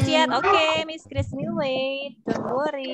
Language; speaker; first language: English; non-native, fluent; Indonesian